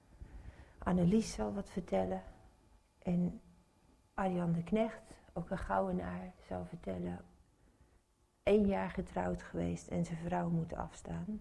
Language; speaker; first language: Dutch; native; Dutch